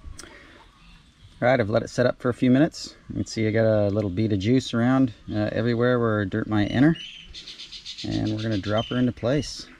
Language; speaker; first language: English; native; English